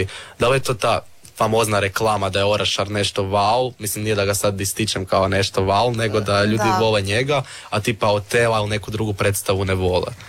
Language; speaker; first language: Serbian; native; Serbian